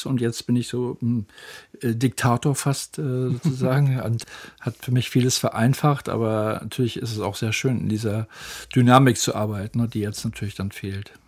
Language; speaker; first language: German; native; German